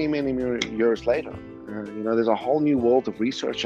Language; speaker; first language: English; native; English